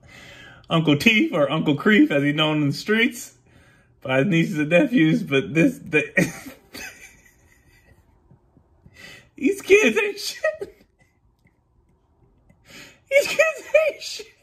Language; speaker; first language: English; native; English